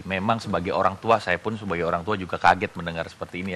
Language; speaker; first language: Indonesian; native; Indonesian